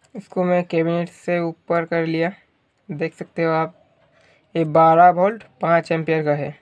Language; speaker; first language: Hindi; non-native, local second language; Bangla